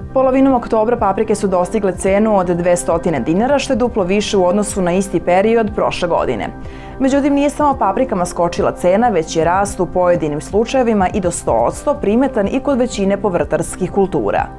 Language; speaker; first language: Serbian; native; Serbian